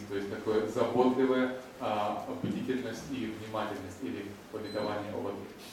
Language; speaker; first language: Russian; native; Russian